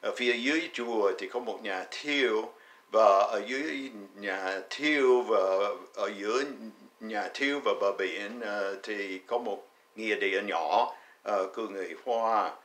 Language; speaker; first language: Vietnamese; non-native, fluent; English